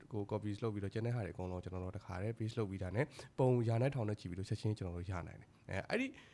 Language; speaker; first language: Burmese; native; Burmese